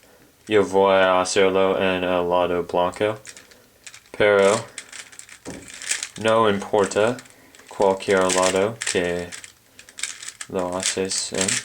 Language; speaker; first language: Spanish; non-native, learner; English